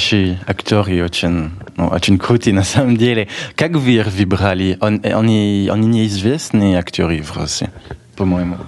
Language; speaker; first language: Russian; non-native, fluent; French